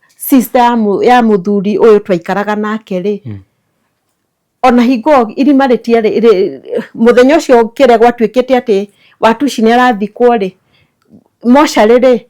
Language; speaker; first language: Kikuyu; native; Kikuyu